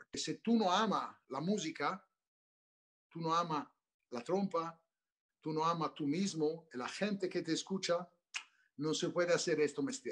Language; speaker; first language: Spanish; non-native, learner; Italian